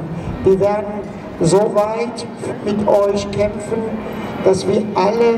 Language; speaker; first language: German; non-native, fluent; Persian